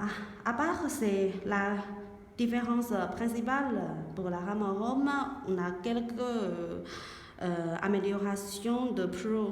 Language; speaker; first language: French; non-native, learner; Chinese